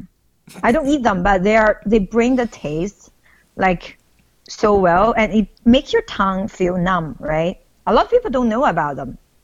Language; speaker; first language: English; non-native, fluent; Chinese